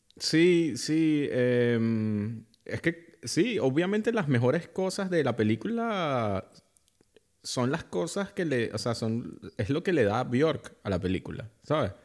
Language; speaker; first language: Spanish; native; Spanish